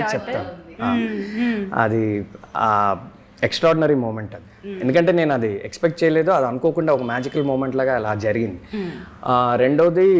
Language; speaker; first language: Telugu; native; Telugu